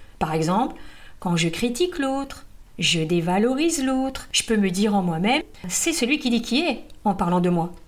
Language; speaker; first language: French; native; French